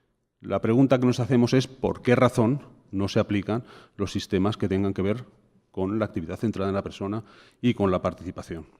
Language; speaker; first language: Spanish; native; Spanish